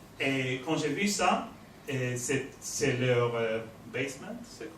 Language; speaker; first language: French; non-native, fluent; Swedish